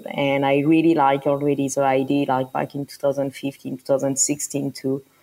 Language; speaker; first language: English; non-native, fluent; French